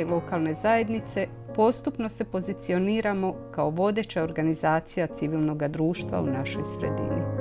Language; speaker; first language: Croatian; native; Croatian